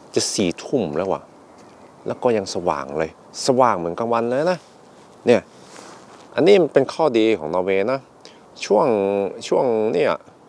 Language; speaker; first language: Thai; non-native, fluent; Norwegian